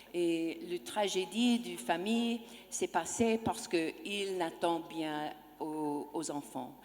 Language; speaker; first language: French; non-native, learner; English